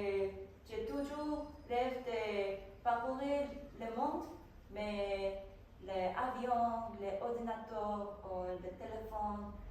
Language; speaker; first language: French; non-native, learner; Korean